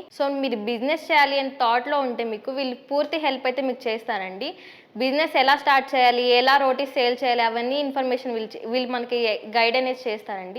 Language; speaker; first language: Telugu; native; Telugu